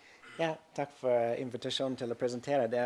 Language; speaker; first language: Norwegian; non-native, fluent; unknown